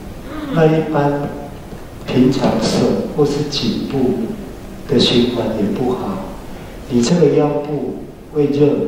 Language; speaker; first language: Chinese; native; Chinese